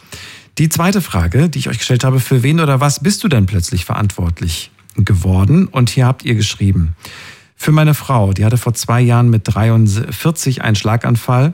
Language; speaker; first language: German; native; German